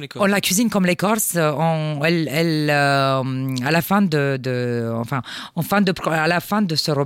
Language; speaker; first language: French; non-native, fluent; Romanian